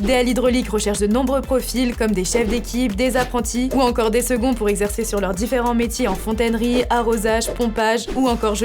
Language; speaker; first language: French; native; French